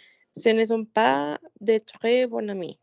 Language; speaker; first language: French; non-native, learner; Spanish